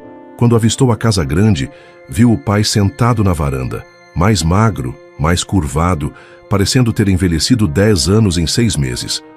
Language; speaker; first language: Portuguese; native; Portuguese